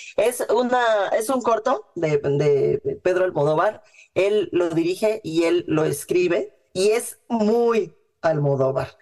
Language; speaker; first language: Spanish; native; Spanish